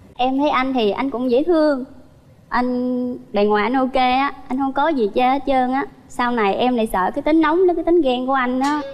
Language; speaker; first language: Vietnamese; native; Vietnamese